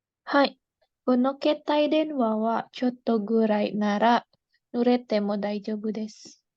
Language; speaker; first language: Japanese; non-native, learner; Indonesian